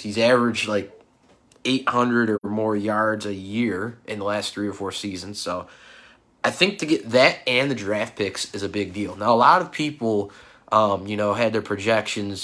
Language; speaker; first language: English; native; English